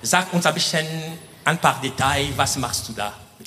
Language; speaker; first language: German; non-native, fluent; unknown